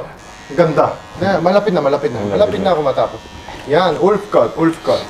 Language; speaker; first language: Filipino; non-native, fluent; Korean